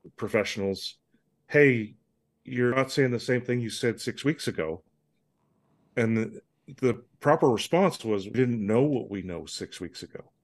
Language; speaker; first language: English; native; English